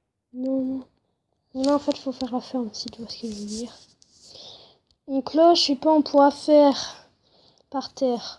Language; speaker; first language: French; native; French